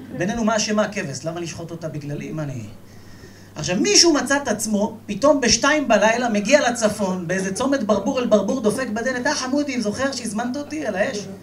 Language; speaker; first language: Hebrew; native; Hebrew